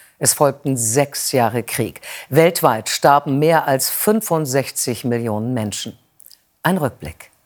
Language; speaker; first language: German; native; German